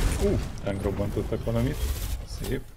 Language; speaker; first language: Hungarian; native; Hungarian